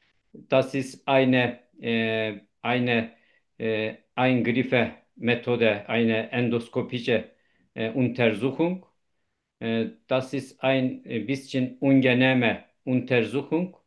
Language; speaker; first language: German; non-native, learner; Turkish